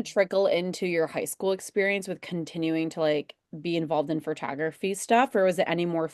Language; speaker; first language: English; native; English